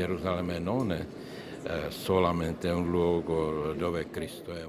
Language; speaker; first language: Italian; non-native, fluent; Czech